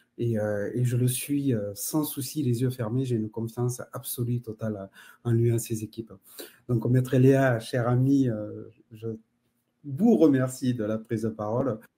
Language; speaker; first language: French; native; French